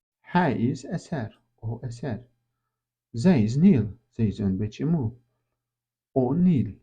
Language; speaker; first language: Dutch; non-native, fluent; Turkish